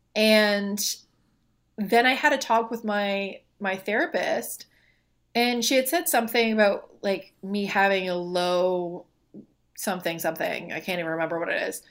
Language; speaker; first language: English; native; English